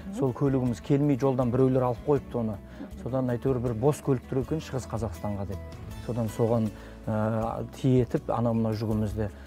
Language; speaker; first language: Kazakh; early bilingual, heritage; Kazakh